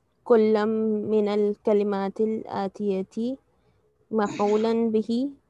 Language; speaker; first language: Arabic; non-native, learner; Urdu